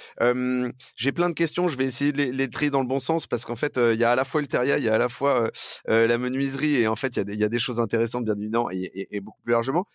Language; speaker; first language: French; native; French